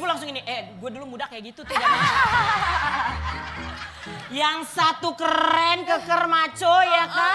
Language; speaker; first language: Indonesian; native; Indonesian